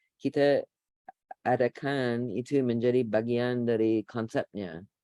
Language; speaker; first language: Indonesian; non-native, fluent; English